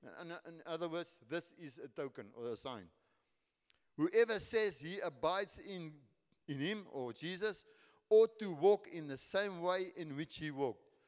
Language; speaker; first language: English; non-native, local second language; Afrikaans